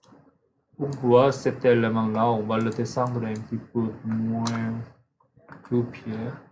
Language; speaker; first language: French; non-native, fluent; Korean